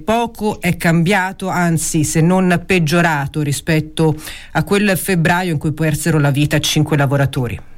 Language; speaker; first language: Italian; native; Italian